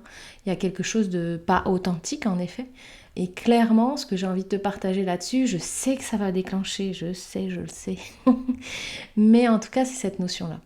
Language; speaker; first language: French; native; French